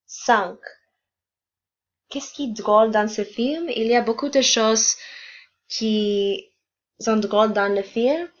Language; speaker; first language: French; non-native, learner; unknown